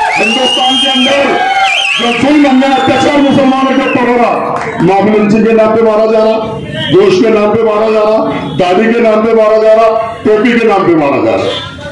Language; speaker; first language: Hindi; non-native, local second language; Urdu